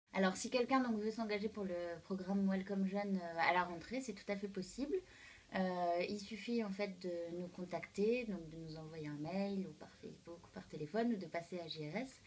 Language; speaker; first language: French; native; French